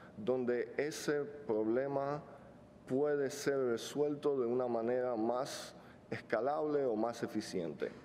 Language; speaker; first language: Spanish; non-native, fluent; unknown